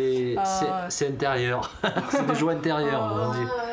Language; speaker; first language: French; early bilingual, other home language; Korean